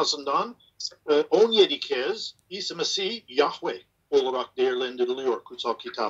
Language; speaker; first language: Turkish; non-native, fluent; English